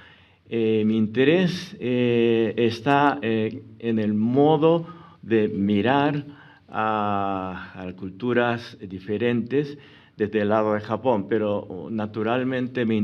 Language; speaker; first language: Spanish; non-native, fluent; Japanese